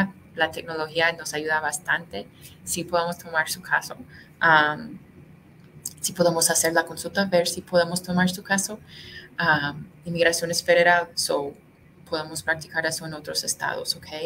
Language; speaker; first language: Spanish; non-native, fluent; English